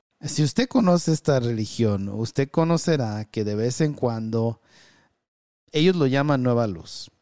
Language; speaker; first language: Spanish; early bilingual, heritage; Spanish